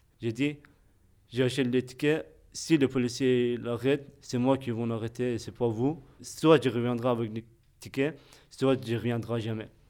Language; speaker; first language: French; non-native, fluent; Persian